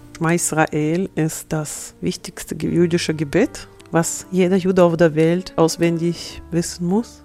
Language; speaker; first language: German; non-native, fluent; Ukrainian